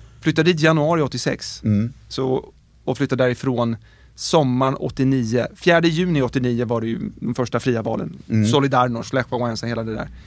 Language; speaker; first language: Swedish; early bilingual, heritage; Swedish